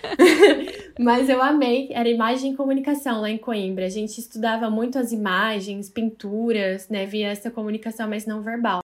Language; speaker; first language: Portuguese; native; Portuguese